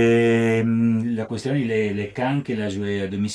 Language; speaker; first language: French; non-native, learner; Italian